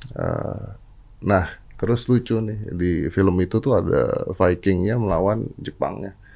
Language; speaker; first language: Indonesian; native; Indonesian